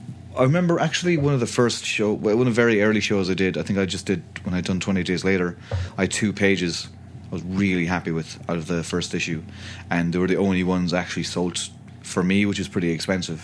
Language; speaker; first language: English; native; English